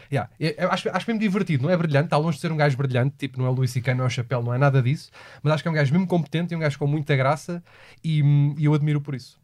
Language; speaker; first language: Portuguese; native; Portuguese